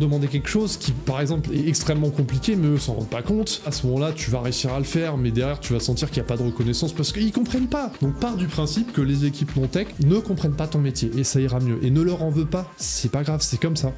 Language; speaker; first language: French; native; French